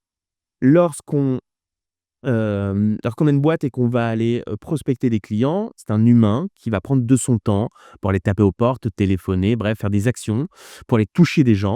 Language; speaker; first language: French; native; French